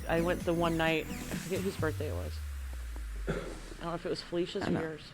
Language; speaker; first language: English; native; English